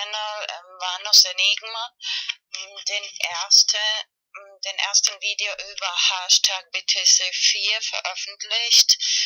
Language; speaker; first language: German; non-native, fluent; Spanish